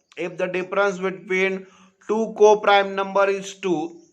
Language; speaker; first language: English; non-native, local second language; Marathi